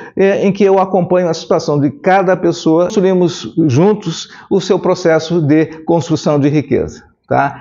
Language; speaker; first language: Portuguese; native; Portuguese